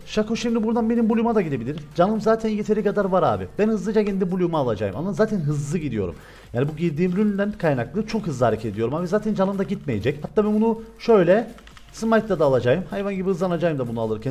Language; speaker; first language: Turkish; native; Turkish